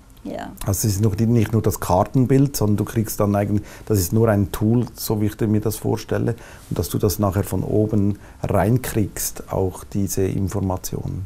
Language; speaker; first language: German; native; German